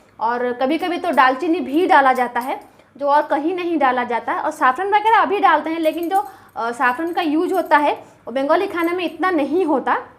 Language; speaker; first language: Hindi; non-native, local second language; Bangla